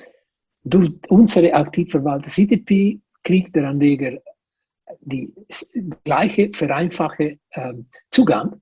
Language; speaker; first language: German; non-native, local second language; Italian